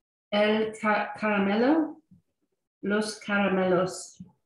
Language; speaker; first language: Spanish; non-native, learner; English